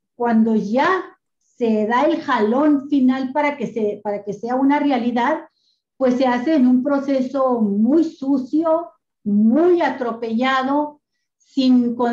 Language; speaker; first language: Spanish; native; Spanish